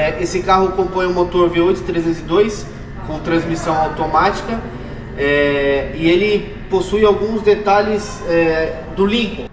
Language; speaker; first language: Portuguese; native; Portuguese